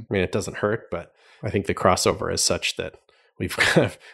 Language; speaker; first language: English; native; English